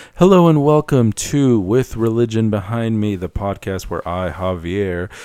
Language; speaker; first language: English; early bilingual, other home language; Spanish